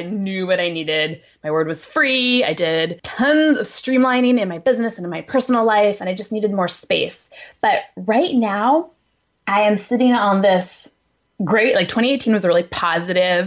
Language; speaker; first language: English; native; English